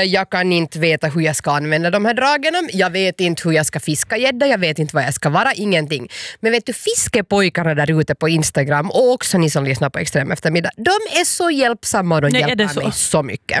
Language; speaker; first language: Swedish; native; Swedish